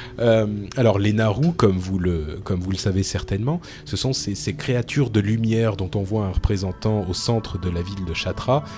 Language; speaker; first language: French; native; French